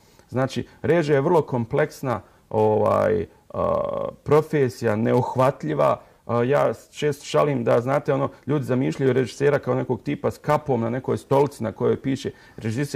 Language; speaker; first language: Serbian; native; Serbian